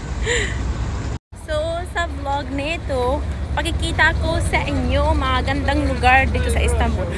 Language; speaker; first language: Filipino; non-native, learner; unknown